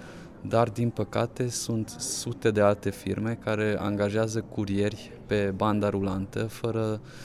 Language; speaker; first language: Romanian; non-native, local second language; Hungarian